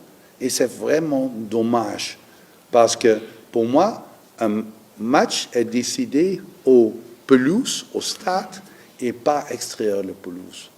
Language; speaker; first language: French; non-native, learner; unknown